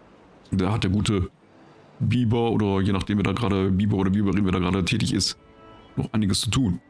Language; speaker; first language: German; native; German